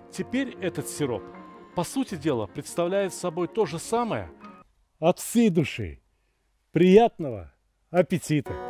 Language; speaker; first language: Russian; native; Russian